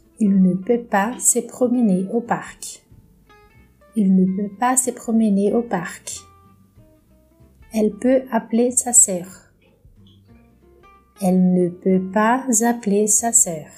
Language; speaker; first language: French; non-native, fluent; Portuguese